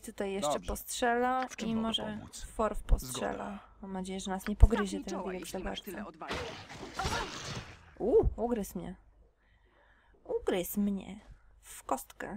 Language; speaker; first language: Polish; native; Polish